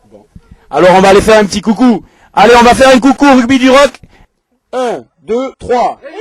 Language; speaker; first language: French; native; French